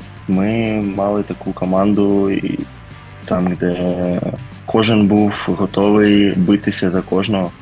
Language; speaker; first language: Ukrainian; early bilingual, heritage; Ukrainian